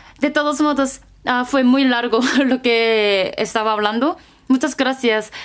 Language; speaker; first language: Spanish; non-native, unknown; Korean